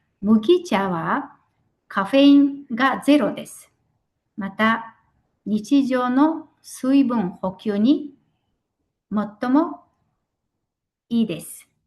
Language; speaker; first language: Japanese; non-native, fluent; Mongolian